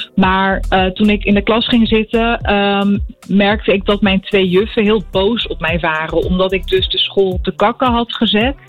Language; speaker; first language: Dutch; early bilingual, other home language; Arabic